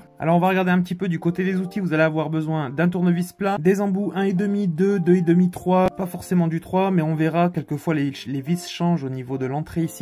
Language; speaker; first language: French; native; French